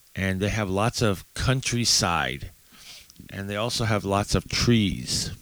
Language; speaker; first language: English; native; English